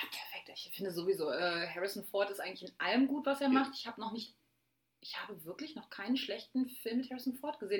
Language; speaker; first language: German; native; German